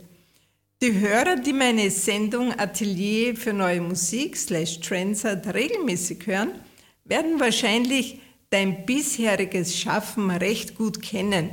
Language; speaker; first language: German; native; German